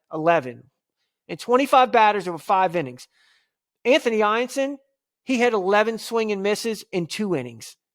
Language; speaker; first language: English; native; English